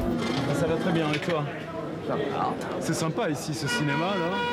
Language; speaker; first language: French; native; French